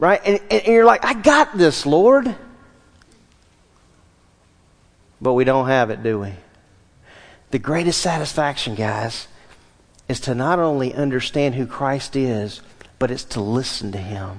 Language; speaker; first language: English; native; English